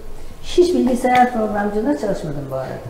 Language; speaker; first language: Turkish; native; Turkish